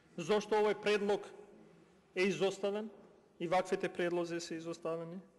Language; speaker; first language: Macedonian; non-native, local second language; Albanian